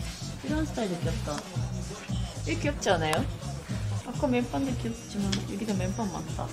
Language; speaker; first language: Korean; non-native, fluent; Japanese